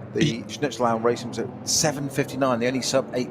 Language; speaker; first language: English; native; English